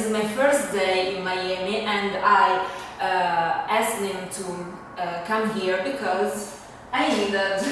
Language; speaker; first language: English; non-native, fluent; Italian